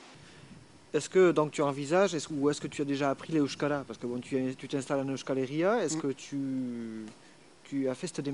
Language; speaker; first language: French; native; French